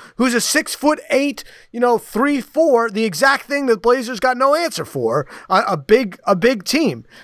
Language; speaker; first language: English; native; English